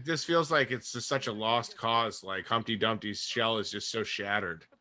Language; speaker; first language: English; native; English